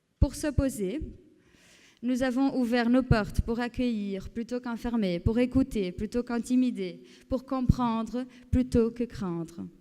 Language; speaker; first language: French; non-native, fluent; Portuguese